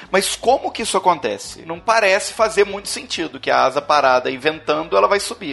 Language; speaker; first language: Portuguese; native; Portuguese